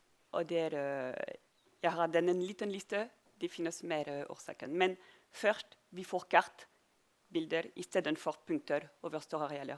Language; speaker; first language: Norwegian; non-native, fluent; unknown